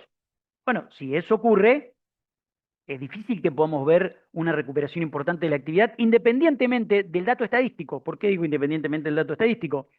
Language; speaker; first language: Spanish; native; Spanish